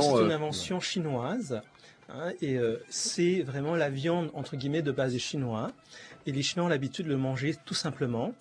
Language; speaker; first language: French; native; French